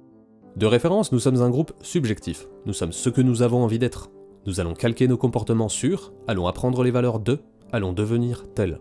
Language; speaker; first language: French; native; French